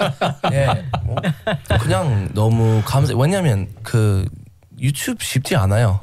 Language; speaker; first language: Korean; non-native, learner; English